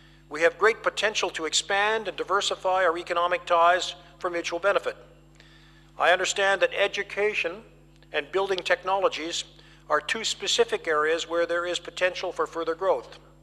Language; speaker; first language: English; native; English